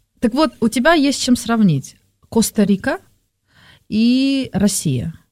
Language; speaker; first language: Russian; native; Russian